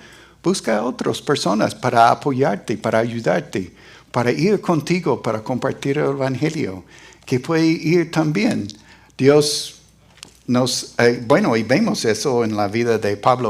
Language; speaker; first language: Spanish; non-native, fluent; English